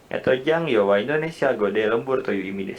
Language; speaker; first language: Japanese; non-native, learner; Indonesian